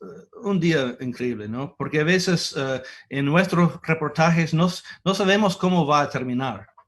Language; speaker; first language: Spanish; non-native, fluent; English